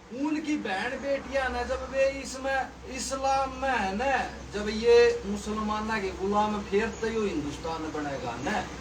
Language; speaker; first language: Hindi; native; Hindi